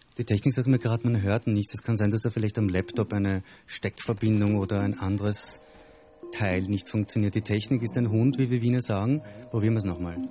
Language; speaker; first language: German; native; German